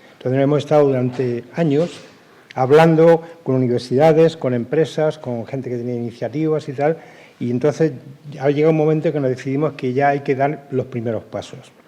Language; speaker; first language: Spanish; native; Spanish